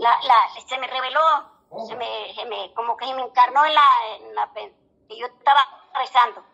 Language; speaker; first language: Spanish; native; Spanish